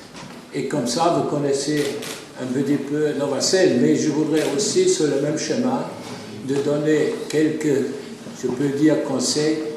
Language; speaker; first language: French; non-native, fluent; German